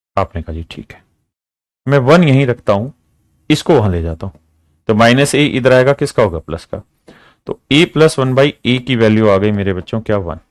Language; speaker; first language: Hindi; native; Hindi